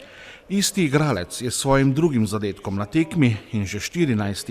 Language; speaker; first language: Slovenian; native; Slovenian